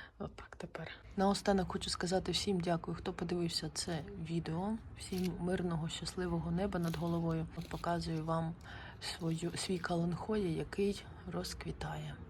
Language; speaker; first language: Ukrainian; native; Ukrainian